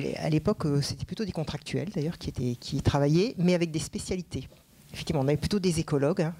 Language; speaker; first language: French; native; French